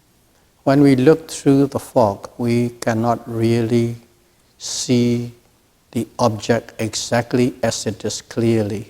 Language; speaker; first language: English; non-native, fluent; Burmese